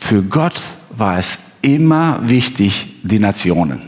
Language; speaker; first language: German; non-native, fluent; Albanian